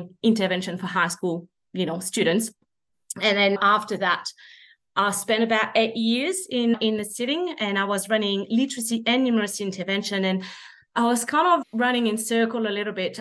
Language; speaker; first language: English; non-native, fluent; French